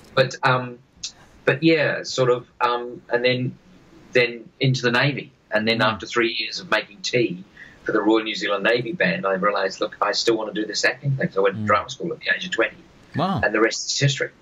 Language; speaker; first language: English; native; English